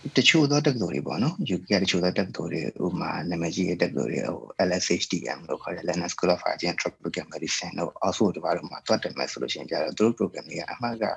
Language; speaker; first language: Burmese; native; Burmese